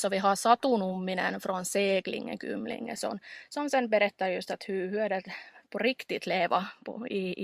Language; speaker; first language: Swedish; non-native, local second language; Finnish